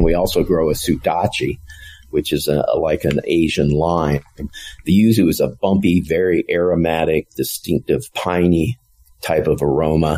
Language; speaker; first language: English; native; English